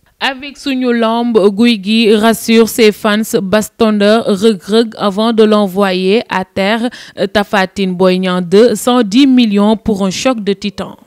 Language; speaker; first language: French; non-native, local second language; Wolof